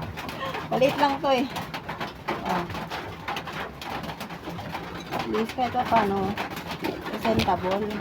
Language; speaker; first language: Filipino; native; Filipino